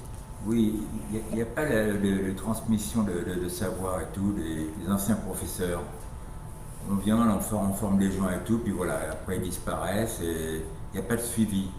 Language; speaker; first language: French; native; French